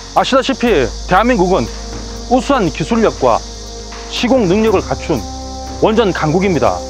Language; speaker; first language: Korean; native; Korean